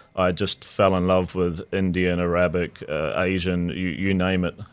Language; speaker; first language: English; native; English